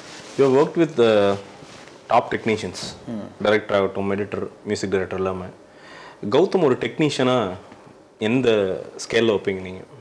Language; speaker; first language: Tamil; native; Tamil